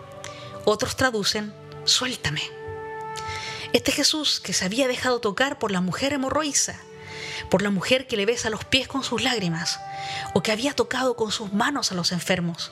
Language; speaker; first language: Spanish; native; Spanish